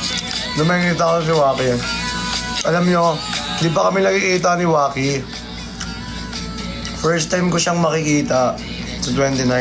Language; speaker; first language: Filipino; native; Filipino